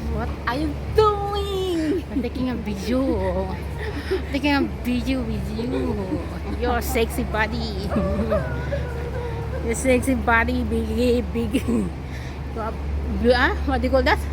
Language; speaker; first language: English; non-native, local second language; Filipino